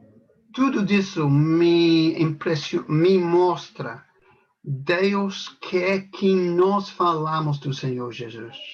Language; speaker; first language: Portuguese; non-native, fluent; English